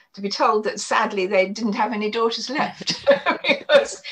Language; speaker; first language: English; native; English